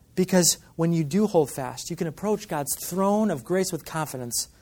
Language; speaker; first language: English; native; English